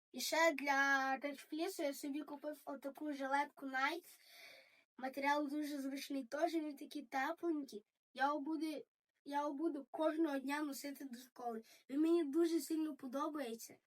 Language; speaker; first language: Ukrainian; early bilingual, heritage; Ukrainian